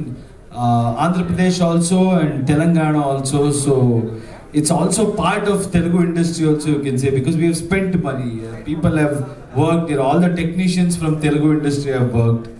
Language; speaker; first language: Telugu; non-native, learner; Kannada